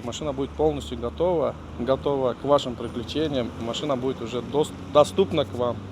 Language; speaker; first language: Russian; native; Russian